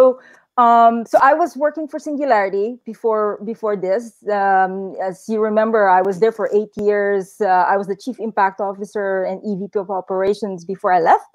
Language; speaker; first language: English; non-native, local second language; Filipino